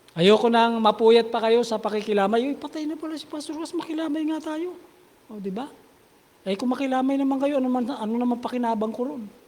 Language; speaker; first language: Filipino; native; Filipino